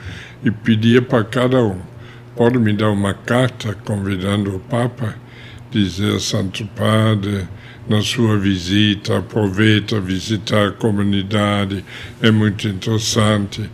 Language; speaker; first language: Portuguese; non-native, fluent; German